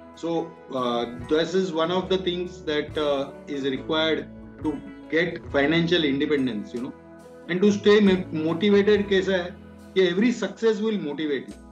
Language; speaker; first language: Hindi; non-native, local second language; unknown